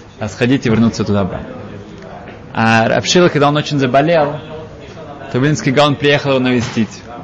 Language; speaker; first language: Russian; early bilingual, heritage; Russian